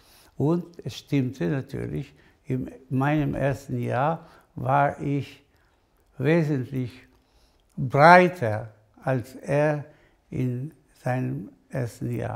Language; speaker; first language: German; non-native, fluent; Spanish